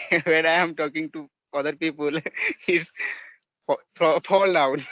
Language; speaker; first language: English; non-native, learner; Odia